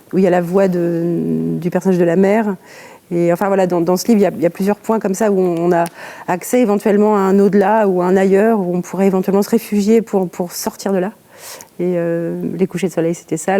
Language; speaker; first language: French; native; French